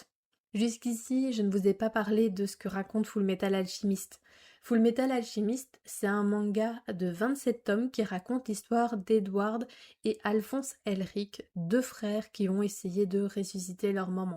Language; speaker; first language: French; native; French